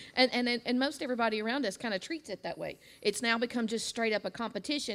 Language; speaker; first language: English; native; English